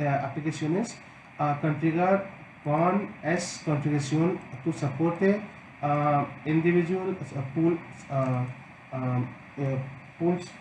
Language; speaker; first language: Spanish; non-native, learner; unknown